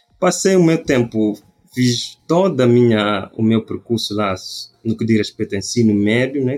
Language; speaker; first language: Portuguese; non-native, local second language; Upper Guinea Crioulo